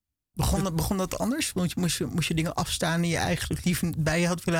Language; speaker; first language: Dutch; native; Dutch